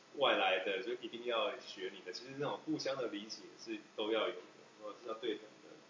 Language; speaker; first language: Chinese; native; Chinese